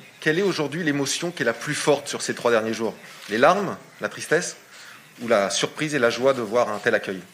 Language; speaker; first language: French; native; French